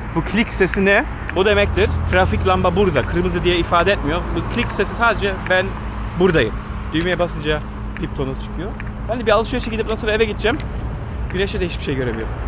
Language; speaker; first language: Turkish; early bilingual, heritage; Turkish